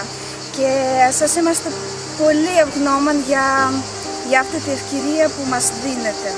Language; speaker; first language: Greek; non-native, learner; Ukrainian